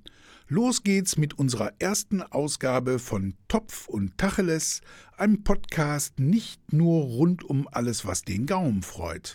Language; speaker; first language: German; native; German